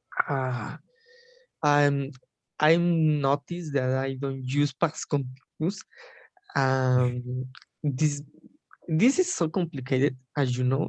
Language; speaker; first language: English; non-native, learner; Spanish